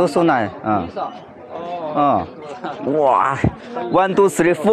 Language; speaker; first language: English; non-native, learner; Chinese